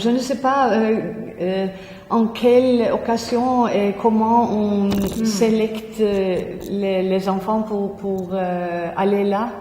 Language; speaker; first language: French; non-native, fluent; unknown